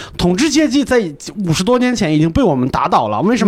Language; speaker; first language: Chinese; native; Chinese